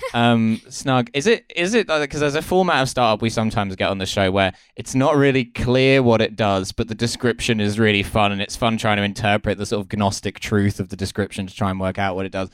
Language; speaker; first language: English; native; English